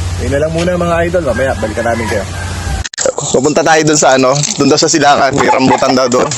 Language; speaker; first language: Filipino; native; Filipino